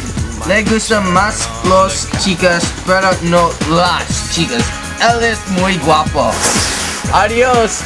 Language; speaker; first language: Spanish; non-native, learner; English